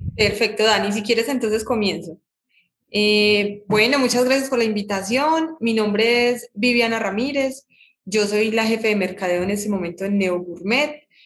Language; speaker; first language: Spanish; native; Spanish